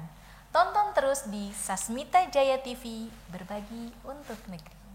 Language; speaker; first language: Indonesian; native; Indonesian